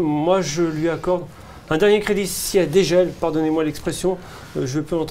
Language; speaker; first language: French; native; French